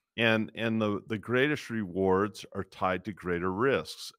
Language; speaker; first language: English; native; English